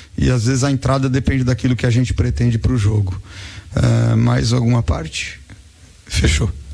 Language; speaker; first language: Portuguese; native; Portuguese